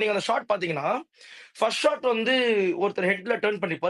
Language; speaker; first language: Tamil; native; Tamil